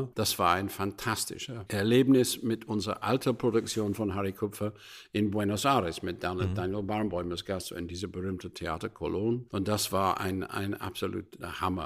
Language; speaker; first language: German; non-native, fluent; English